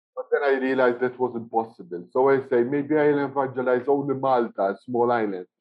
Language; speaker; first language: English; non-native, fluent; Maltese